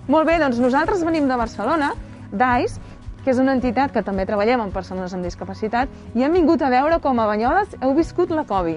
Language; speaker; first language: Catalan; native; Catalan